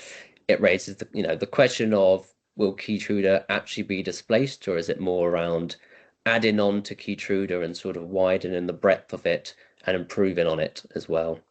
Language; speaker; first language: English; native; English